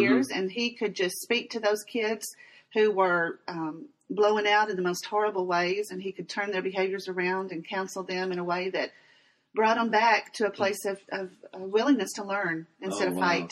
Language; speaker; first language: English; native; English